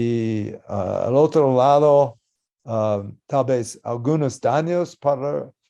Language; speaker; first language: Spanish; non-native, learner; English